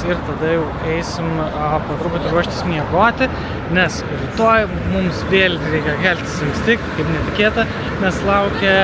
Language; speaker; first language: Lithuanian; native; Lithuanian